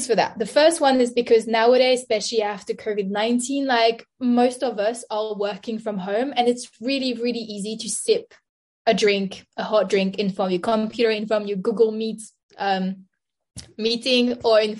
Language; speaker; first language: English; non-native, fluent; French